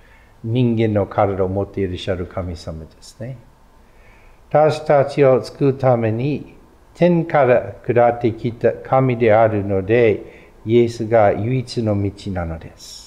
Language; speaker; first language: Japanese; non-native, fluent; English